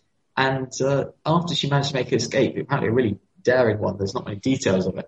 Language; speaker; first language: English; native; English